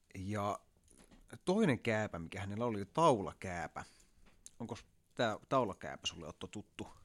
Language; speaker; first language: Finnish; native; Finnish